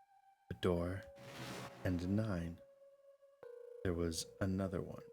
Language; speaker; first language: English; native; English